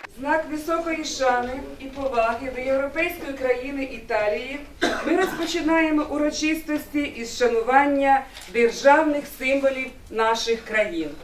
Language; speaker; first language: Ukrainian; native; Ukrainian